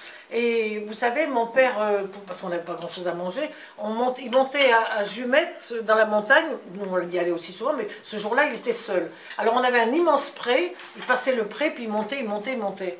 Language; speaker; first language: French; native; French